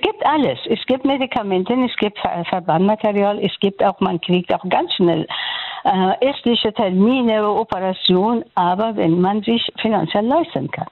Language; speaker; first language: German; non-native, fluent; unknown